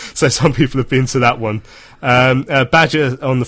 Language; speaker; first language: English; native; English